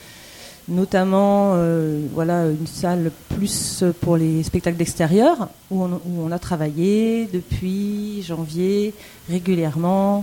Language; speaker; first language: French; native; French